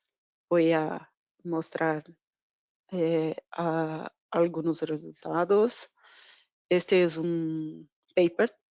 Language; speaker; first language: Spanish; non-native, fluent; Portuguese